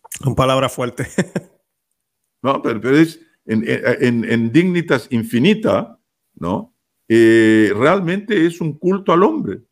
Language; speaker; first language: Spanish; native; Spanish